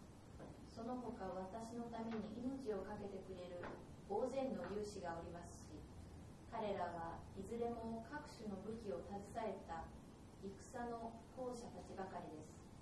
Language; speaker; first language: Japanese; native; Japanese